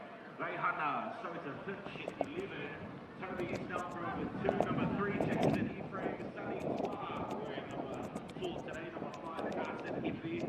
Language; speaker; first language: English; native; English